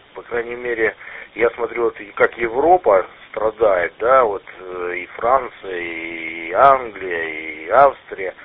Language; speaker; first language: Russian; native; Russian